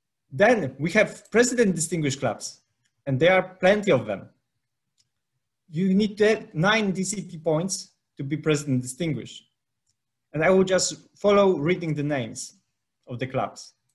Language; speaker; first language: English; non-native, fluent; Polish